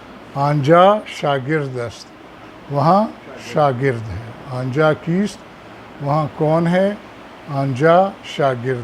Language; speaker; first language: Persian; non-native, fluent; Urdu